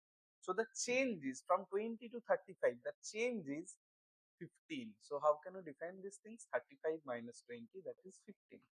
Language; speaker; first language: English; non-native, local second language; Bangla